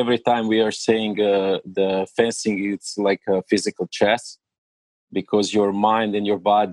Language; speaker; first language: English; non-native, learner; Serbian